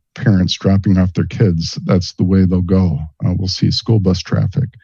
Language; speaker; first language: English; native; English